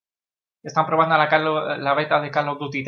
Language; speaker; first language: Spanish; native; Spanish